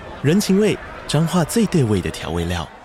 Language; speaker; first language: Chinese; native; Chinese